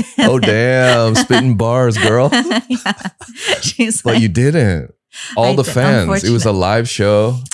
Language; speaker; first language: English; native; English